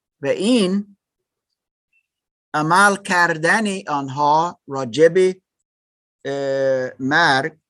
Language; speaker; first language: Persian; non-native, learner; German